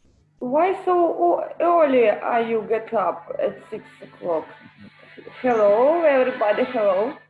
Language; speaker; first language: English; non-native, learner; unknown